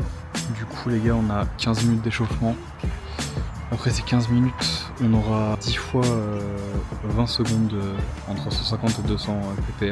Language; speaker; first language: French; native; French